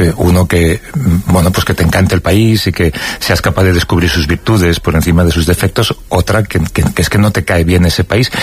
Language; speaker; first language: Spanish; native; Spanish